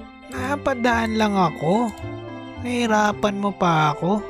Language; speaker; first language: Filipino; native; Filipino